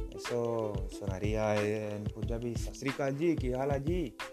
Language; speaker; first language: Spanish; non-native, fluent; Lithuanian